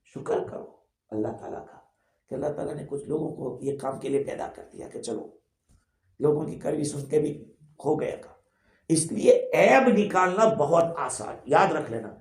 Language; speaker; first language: Urdu; non-native, local second language; Gujarati